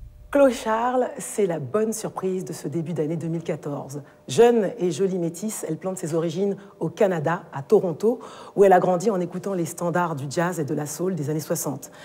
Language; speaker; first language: French; native; French